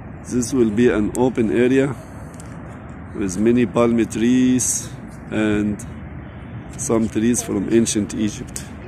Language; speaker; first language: English; non-native, fluent; Arabic